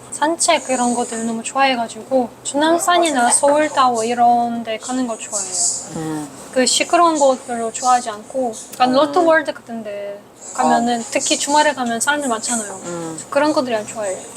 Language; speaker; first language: Korean; non-native, fluent; Russian